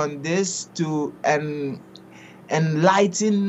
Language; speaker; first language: English; non-native, local second language; Akan